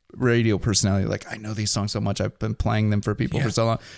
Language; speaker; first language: English; native; English